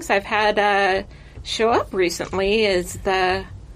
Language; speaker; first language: English; native; English